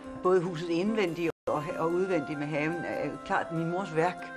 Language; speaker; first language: Danish; native; Danish